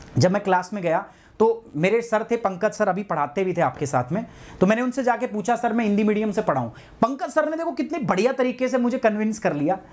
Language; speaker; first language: Hindi; native; Hindi